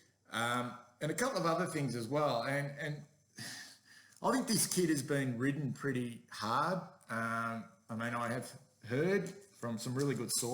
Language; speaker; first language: English; native; English